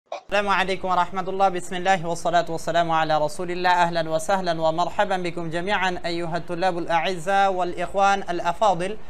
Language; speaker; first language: Arabic; non-native, fluent; Bangla